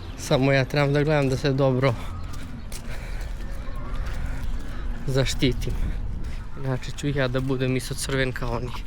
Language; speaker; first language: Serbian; early bilingual, heritage; Serbian